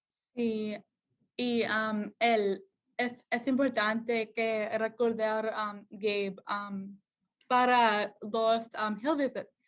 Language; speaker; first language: Spanish; non-native, learner; English